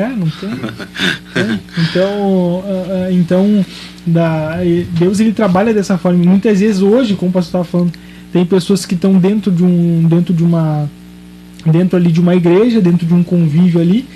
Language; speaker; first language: Portuguese; native; Portuguese